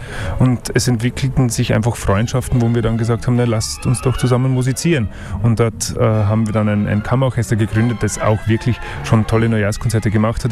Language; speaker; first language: German; native; German